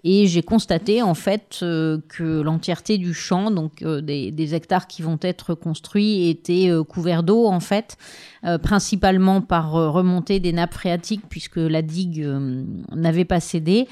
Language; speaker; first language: French; native; French